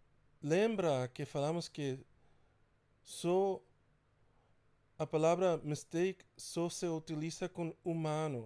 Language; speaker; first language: Portuguese; non-native, fluent; English